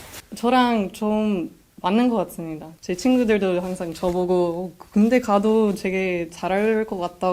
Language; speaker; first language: Korean; non-native, fluent; English